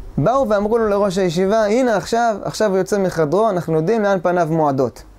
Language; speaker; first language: Hebrew; native; Hebrew